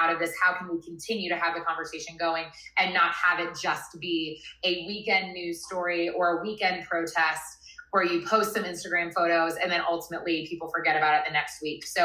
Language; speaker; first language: English; native; English